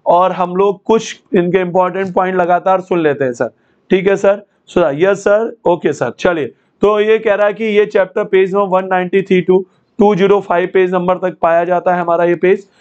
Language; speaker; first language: Hindi; native; Hindi